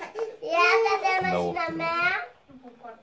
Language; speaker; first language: Romanian; early bilingual, heritage; Romanian